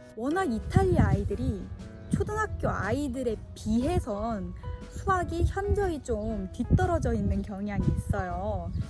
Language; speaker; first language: Korean; early bilingual, heritage; Korean